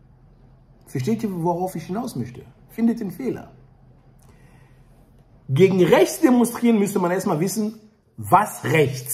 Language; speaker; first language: German; early bilingual, other home language; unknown